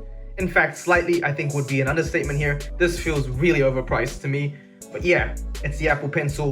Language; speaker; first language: English; native; English